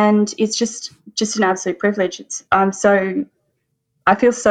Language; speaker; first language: English; native; English